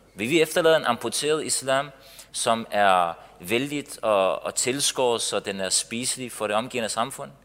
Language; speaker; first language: Danish; early bilingual, other home language; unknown